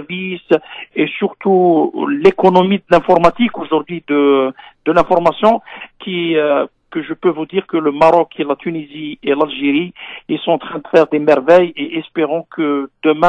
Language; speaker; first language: French; non-native, local second language; Kabyle